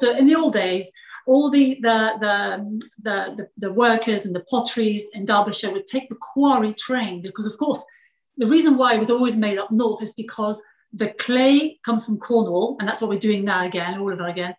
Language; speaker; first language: English; non-native, fluent; French